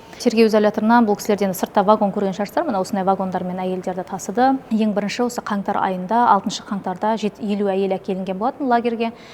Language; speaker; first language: Kazakh; native; Kazakh